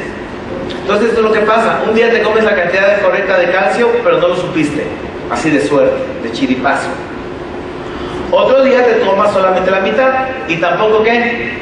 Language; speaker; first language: Spanish; native; Spanish